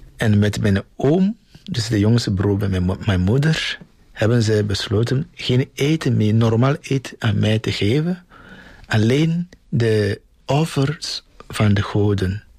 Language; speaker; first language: Dutch; non-native, fluent; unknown